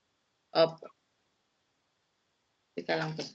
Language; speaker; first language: Filipino; native; Filipino